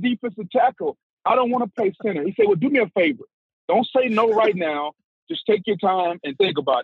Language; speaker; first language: English; native; English